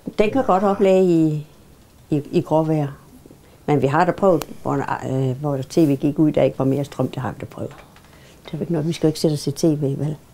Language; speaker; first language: Danish; native; Danish